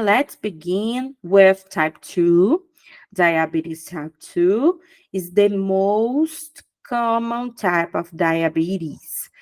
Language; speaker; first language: English; non-native, fluent; Portuguese